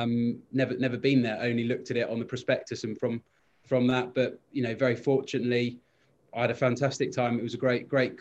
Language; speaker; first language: English; native; English